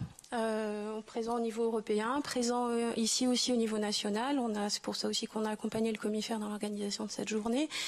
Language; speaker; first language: French; native; French